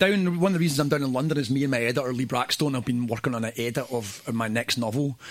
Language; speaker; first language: English; native; English